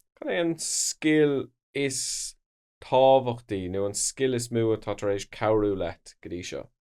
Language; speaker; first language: Irish; non-native, local second language; English